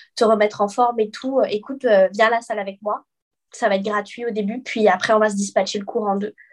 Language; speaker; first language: French; native; French